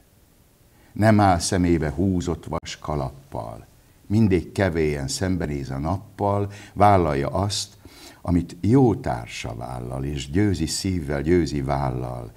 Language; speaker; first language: Hungarian; native; Hungarian